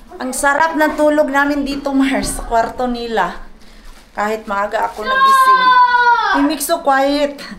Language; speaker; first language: Filipino; non-native, local second language; Cebuano